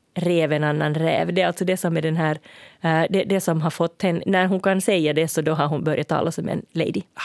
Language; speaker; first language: Swedish; native; Swedish